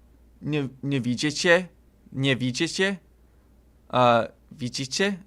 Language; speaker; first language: Polish; non-native, learner; English